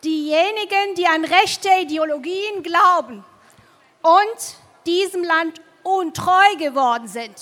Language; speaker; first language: German; non-native, fluent; Arabic